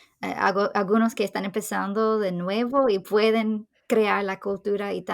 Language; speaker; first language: Spanish; non-native, fluent; English